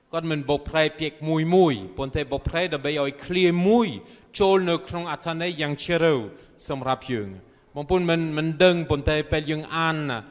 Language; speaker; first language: Khmer; non-native, fluent; French